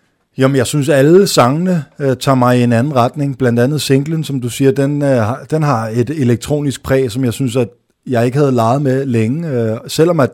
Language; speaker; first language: Danish; native; Danish